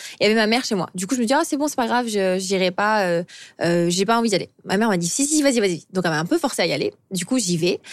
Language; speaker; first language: French; early bilingual, other home language; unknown